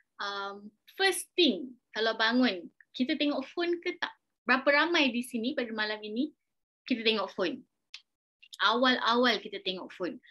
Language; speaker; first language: Malay; native; Malay